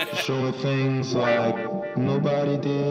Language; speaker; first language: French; non-native, local second language; Igbo